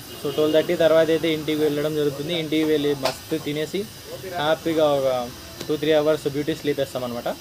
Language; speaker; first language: Telugu; non-native, local second language; Urdu